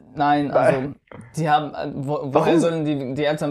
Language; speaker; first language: German; non-native, fluent; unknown